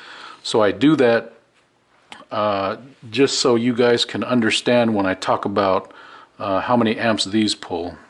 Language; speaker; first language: English; native; English